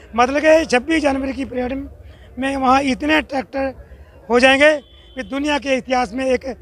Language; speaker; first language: Hindi; native; Hindi